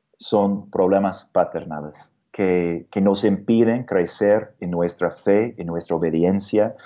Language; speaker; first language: Spanish; non-native, fluent; English